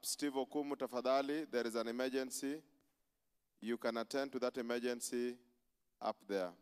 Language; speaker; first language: English; non-native, local second language; Swahili